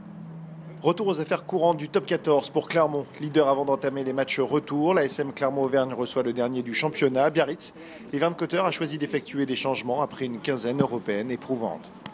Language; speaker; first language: French; native; French